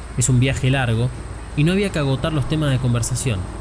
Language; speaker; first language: Spanish; native; Spanish